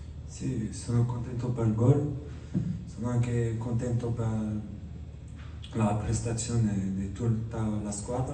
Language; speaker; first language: Italian; non-native, fluent; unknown